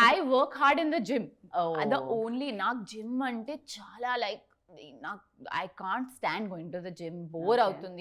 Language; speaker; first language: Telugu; non-native, learner; Tulu